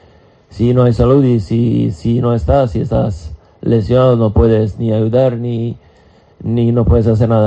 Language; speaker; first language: Spanish; non-native, fluent; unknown